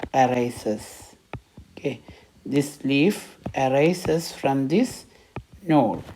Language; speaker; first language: English; non-native, local second language; Malayalam